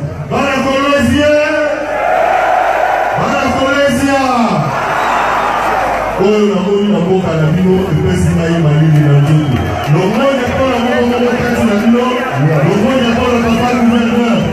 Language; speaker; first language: French; non-native, local second language; Lingala